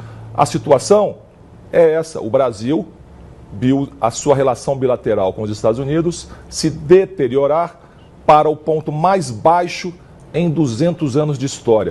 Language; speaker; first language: Portuguese; native; Portuguese